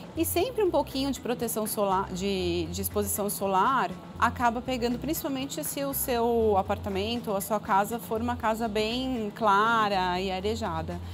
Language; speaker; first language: Portuguese; native; Portuguese